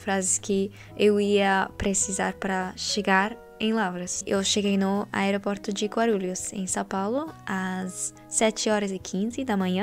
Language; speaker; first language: Portuguese; non-native, learner; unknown